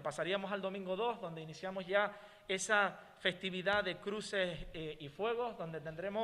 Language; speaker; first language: Spanish; native; Spanish